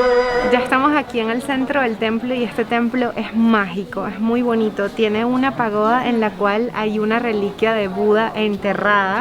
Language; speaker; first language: Spanish; native; Spanish